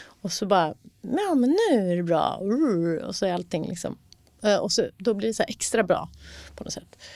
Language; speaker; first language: Swedish; native; Swedish